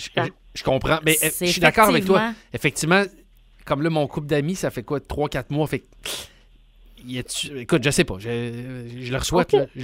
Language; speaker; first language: French; native; French